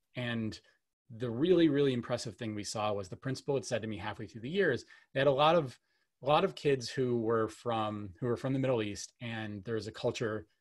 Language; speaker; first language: English; native; English